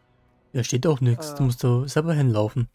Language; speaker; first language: German; native; German